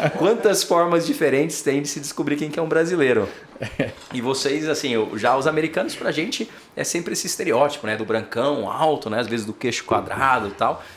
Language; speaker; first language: Portuguese; native; Portuguese